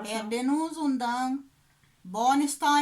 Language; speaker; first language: German; non-native, learner; Kabuverdianu